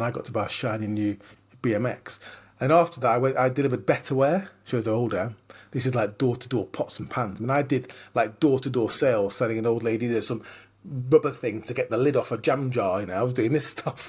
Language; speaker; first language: English; native; English